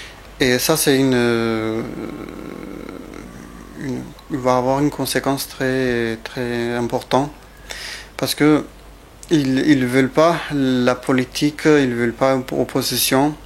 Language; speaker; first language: French; non-native, fluent; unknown